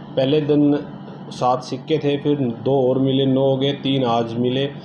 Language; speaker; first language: Hindi; native; Hindi